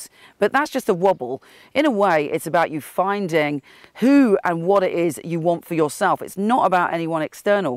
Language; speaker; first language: English; native; English